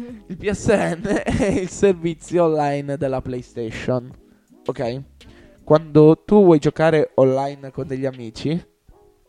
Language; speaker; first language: Italian; native; Italian